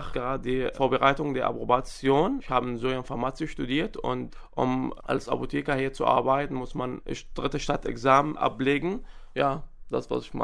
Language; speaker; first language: German; non-native, fluent; Arabic